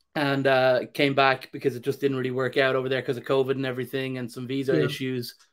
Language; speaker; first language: English; native; English